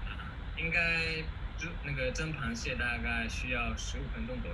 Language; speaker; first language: Chinese; non-native, fluent; Japanese